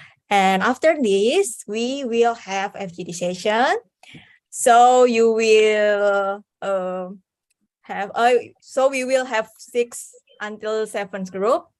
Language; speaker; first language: English; non-native, fluent; Indonesian